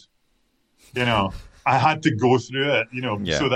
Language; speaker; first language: English; native; English